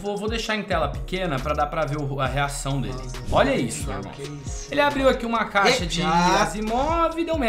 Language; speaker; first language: Portuguese; native; Portuguese